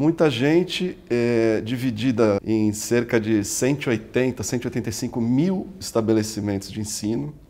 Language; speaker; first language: Portuguese; native; Portuguese